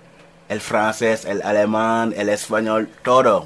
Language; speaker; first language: Spanish; non-native, learner; Wolof